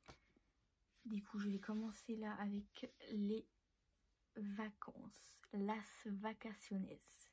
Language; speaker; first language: French; native; French